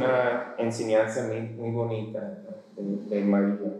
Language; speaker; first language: Spanish; non-native, fluent; English